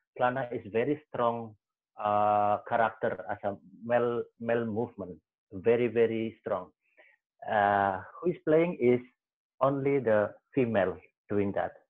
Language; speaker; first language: English; non-native, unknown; Javanese